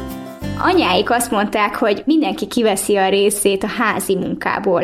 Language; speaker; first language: Hungarian; native; Hungarian